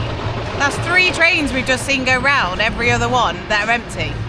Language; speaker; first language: English; native; English